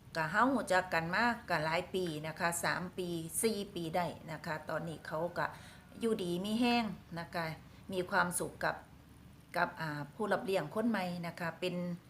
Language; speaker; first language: Thai; native; Thai